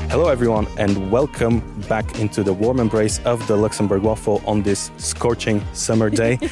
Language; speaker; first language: English; non-native, fluent; Bulgarian